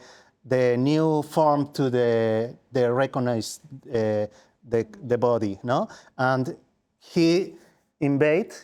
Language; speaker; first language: English; non-native, learner; Spanish